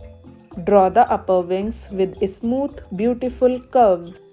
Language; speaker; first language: English; non-native, local second language; Hindi